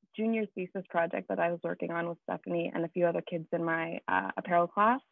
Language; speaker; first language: English; native; English